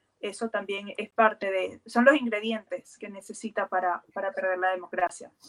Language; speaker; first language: Spanish; native; Spanish